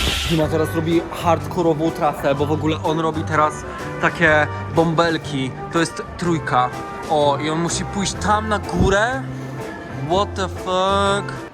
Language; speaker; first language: Polish; native; Polish